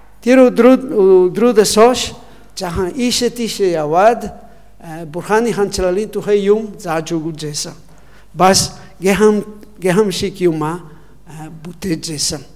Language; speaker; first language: Mongolian; non-native, learner; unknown